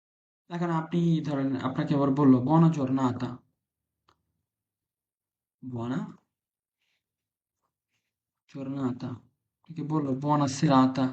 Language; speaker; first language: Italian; non-native, fluent; Bangla